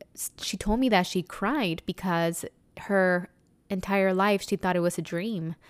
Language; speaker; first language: English; early bilingual, other home language; Spanish